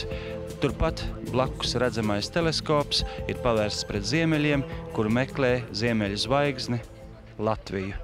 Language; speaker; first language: Latvian; native; Latvian